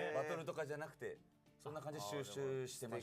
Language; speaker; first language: Japanese; native; Japanese